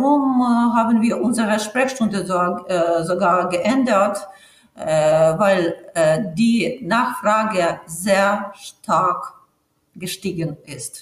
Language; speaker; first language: German; non-native, fluent; Ukrainian